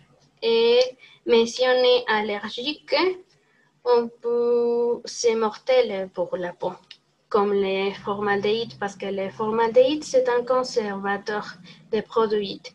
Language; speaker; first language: French; non-native, learner; Spanish